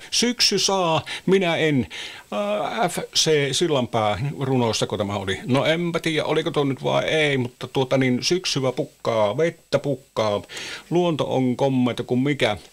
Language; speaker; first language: Finnish; native; Finnish